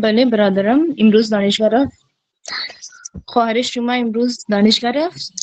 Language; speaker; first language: Persian; non-native, learner; Urdu